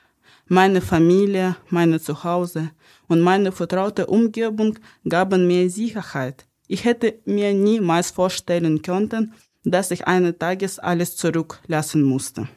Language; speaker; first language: German; non-native, fluent; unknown